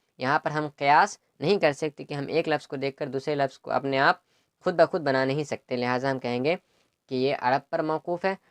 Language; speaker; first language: Urdu; native; Urdu